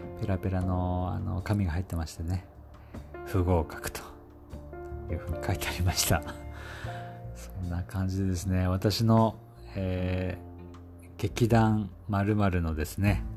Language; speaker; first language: Japanese; native; Japanese